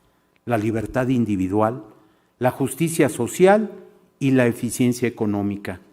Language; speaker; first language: Spanish; native; Spanish